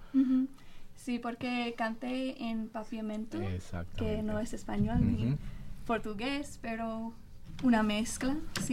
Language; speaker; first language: Spanish; non-native, fluent; English